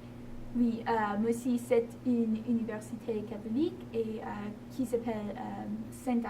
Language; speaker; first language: French; non-native, learner; English